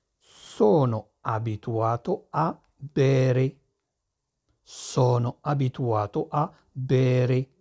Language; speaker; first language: Italian; non-native, fluent; Arabic